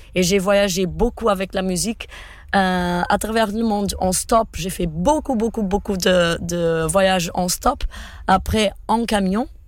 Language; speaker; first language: French; non-native, fluent; Portuguese